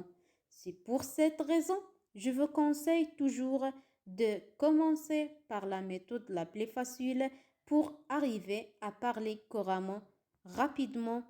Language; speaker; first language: French; non-native, fluent; Arabic